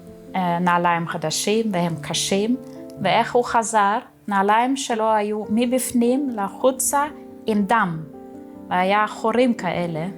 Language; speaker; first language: Hebrew; non-native, learner; German